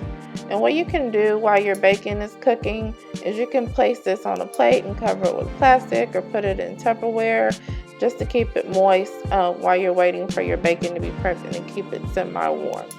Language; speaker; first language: English; native; English